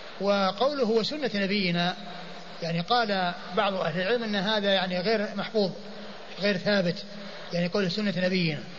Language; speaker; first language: Arabic; native; Arabic